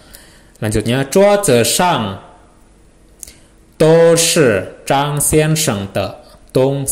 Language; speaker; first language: Chinese; non-native, fluent; Indonesian